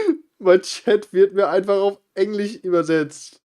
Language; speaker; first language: German; native; German